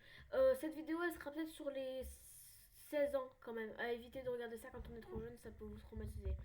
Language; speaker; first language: French; native; French